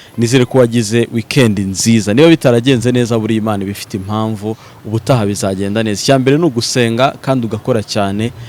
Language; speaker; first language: Kinyarwanda; native; Kinyarwanda